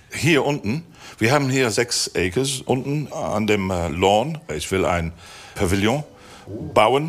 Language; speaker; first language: German; non-native, fluent; English